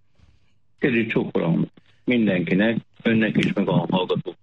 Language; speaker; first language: Hungarian; non-native, fluent; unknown